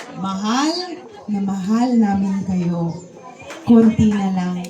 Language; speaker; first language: Filipino; native; Filipino